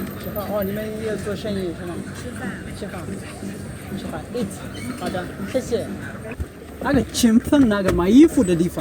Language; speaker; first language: Chinese; non-native, learner; Amharic